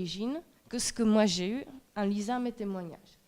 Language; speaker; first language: French; non-native, fluent; Czech